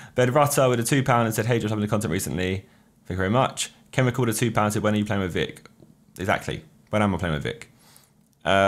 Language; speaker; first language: English; native; English